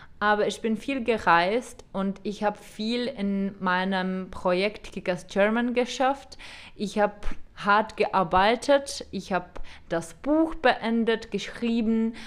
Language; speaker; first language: German; non-native, fluent; Czech